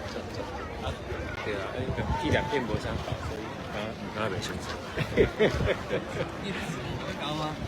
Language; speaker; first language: Chinese; native; Chinese